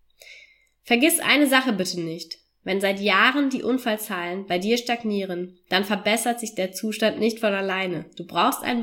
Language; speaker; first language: German; native; German